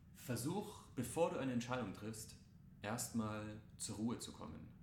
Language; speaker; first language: German; native; German